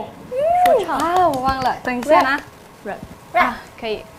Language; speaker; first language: Chinese; non-native, learner; Thai